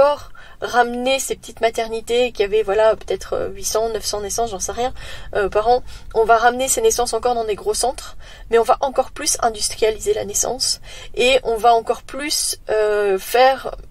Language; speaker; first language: French; native; French